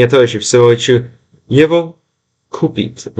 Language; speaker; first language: Russian; non-native, learner; English